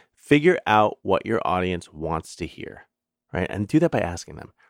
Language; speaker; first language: English; native; English